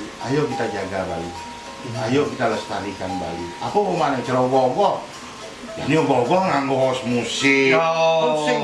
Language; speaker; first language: Indonesian; non-native, local second language; Balinese